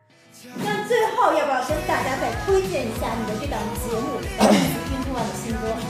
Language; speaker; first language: Chinese; native; Chinese